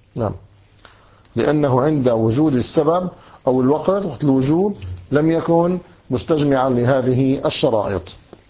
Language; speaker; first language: Arabic; native; Arabic